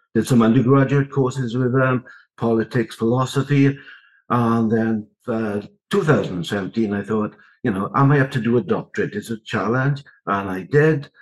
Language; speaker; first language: English; native; English